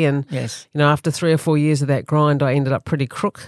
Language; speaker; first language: English; native; English